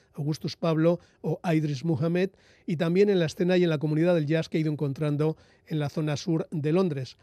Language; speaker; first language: Spanish; native; Spanish